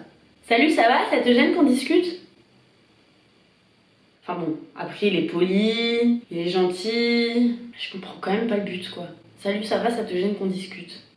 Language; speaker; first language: French; native; French